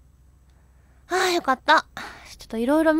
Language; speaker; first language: Japanese; native; Japanese